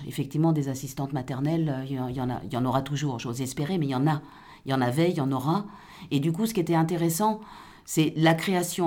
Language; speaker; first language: French; native; French